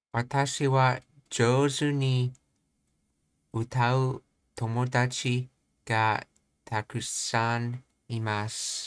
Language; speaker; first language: Japanese; non-native, learner; English